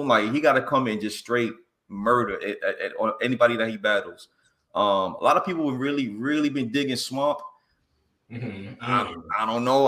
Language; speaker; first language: English; native; English